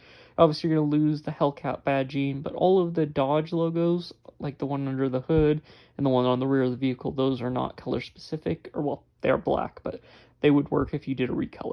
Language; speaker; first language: English; native; English